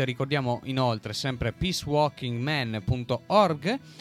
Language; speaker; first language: Italian; native; Italian